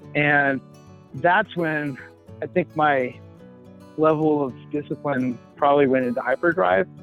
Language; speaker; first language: English; native; English